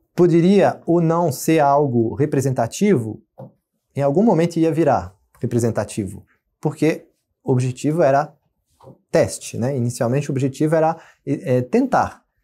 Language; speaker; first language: Portuguese; non-native, fluent; French